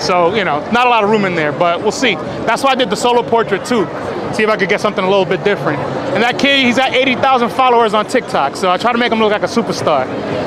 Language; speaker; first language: English; native; English